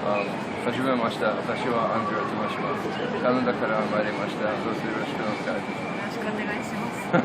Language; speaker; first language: Japanese; non-native, learner; English